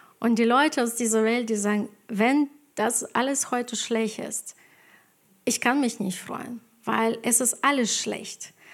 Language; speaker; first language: German; non-native, fluent; Ukrainian